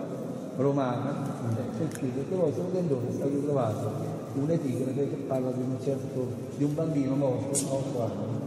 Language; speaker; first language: Italian; native; Italian